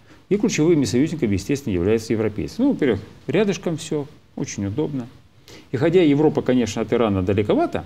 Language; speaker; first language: Russian; native; Russian